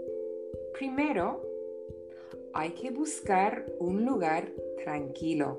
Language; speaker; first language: Spanish; non-native, fluent; English